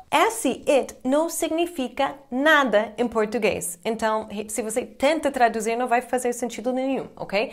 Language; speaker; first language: Portuguese; non-native, fluent; English